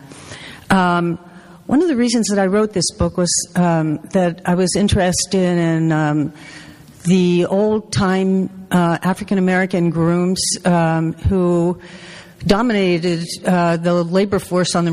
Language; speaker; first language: English; native; English